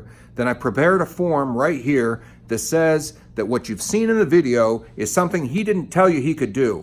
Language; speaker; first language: English; native; English